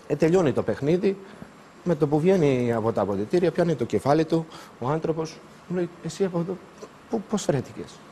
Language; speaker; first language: Greek; non-native, fluent; Serbian